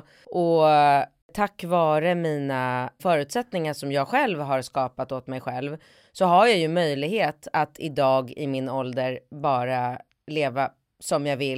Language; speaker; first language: Swedish; native; Swedish